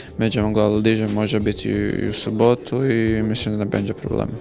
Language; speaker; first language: Polish; non-native, learner; Croatian